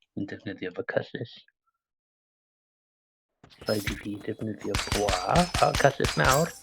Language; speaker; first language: Welsh; non-native, learner; English